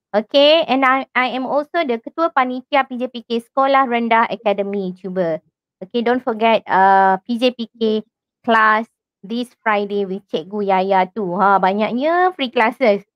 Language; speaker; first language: English; non-native, local second language; Malay